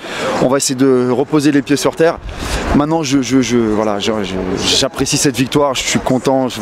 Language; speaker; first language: French; native; French